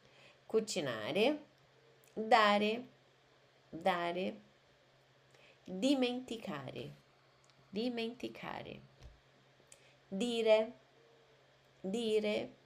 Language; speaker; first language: Italian; non-native, fluent; Portuguese